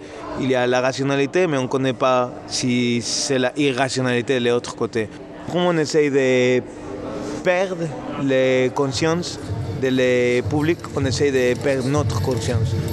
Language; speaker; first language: French; non-native, learner; Spanish